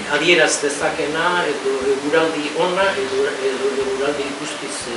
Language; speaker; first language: Basque; non-native, local second language; Spanish